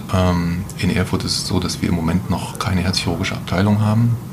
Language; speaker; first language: German; native; German